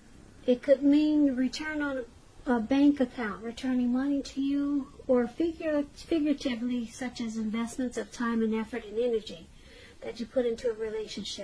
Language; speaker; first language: English; native; English